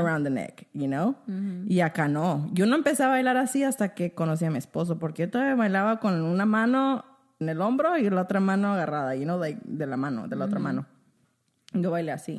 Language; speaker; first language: Spanish; early bilingual, heritage; Spanish